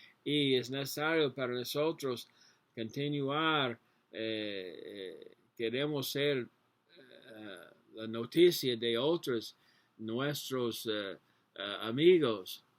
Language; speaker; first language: Spanish; non-native, learner; English